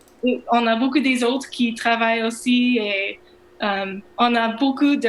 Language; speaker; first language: French; non-native, learner; English